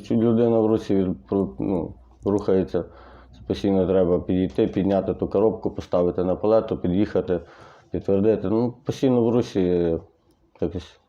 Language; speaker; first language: Ukrainian; native; Ukrainian